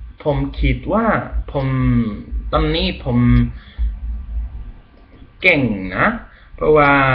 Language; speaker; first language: Thai; non-native, learner; Spanish